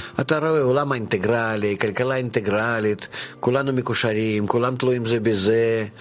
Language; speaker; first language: Hebrew; non-native, fluent; Russian